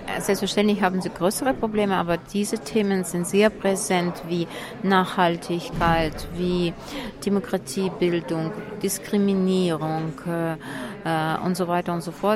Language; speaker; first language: German; non-native, fluent; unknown